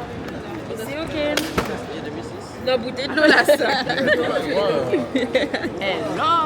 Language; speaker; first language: French; native; French